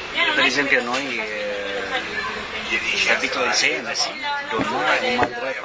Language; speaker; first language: Italian; non-native, learner; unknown